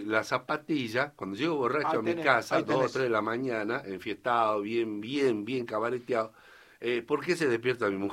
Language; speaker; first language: Spanish; native; Spanish